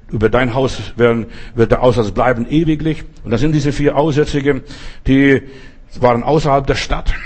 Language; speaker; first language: German; non-native, fluent; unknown